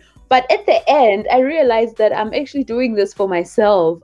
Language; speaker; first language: English; non-native, local second language; Southern Sotho